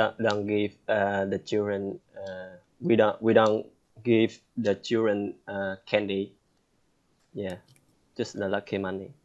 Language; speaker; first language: English; non-native, learner; Vietnamese